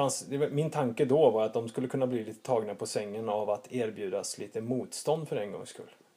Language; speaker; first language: Swedish; native; Swedish